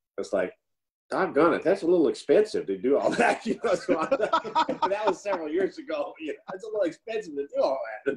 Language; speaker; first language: English; native; English